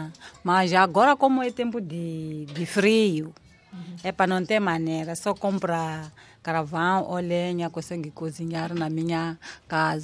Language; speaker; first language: Portuguese; non-native, local second language; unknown